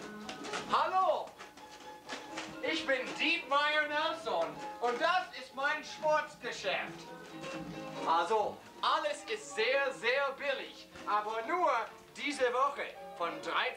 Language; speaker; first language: German; non-native, learner; English